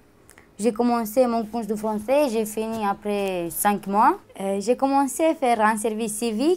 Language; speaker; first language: French; non-native, learner; Romanian